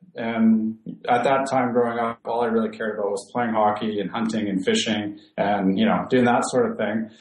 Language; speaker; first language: English; native; English